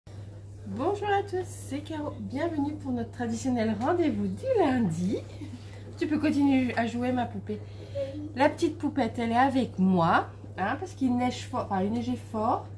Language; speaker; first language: French; native; French